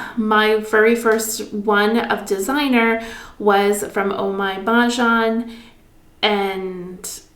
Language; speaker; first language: English; native; English